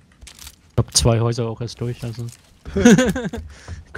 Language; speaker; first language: German; native; German